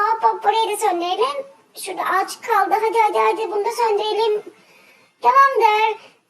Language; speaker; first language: Turkish; native; Turkish